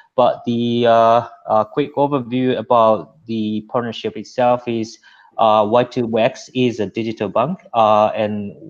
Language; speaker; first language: English; native; English